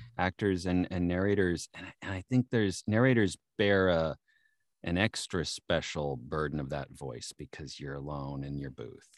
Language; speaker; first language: English; native; English